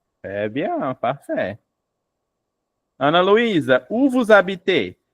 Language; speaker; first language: French; non-native, fluent; Portuguese